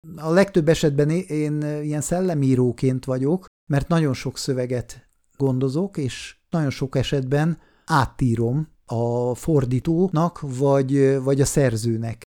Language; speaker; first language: Hungarian; non-native, fluent; Swiss German